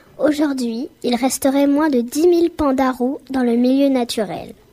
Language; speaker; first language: French; native; French